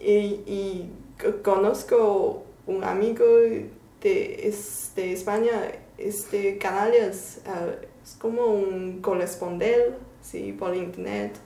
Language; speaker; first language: Spanish; non-native, learner; Chinese